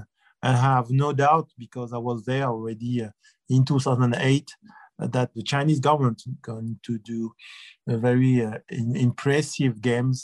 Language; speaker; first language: English; non-native, fluent; French